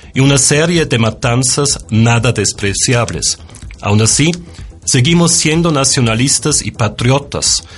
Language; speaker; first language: Spanish; non-native, fluent; German